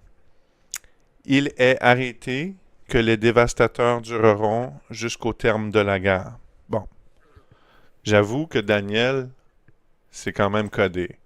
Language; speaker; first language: French; native; French